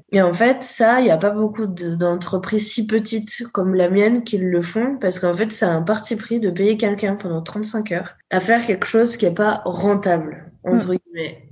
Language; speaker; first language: French; native; French